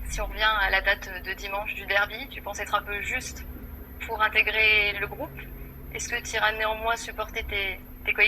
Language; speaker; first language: French; native; French